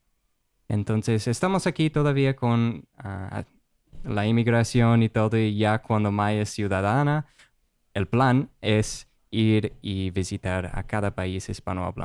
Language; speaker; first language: Spanish; non-native, fluent; English